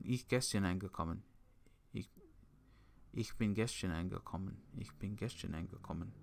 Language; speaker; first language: German; non-native, learner; English